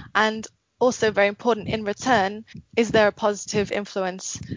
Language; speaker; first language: English; native; English